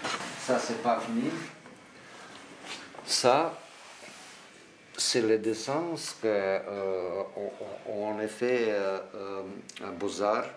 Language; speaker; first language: French; non-native, fluent; Serbian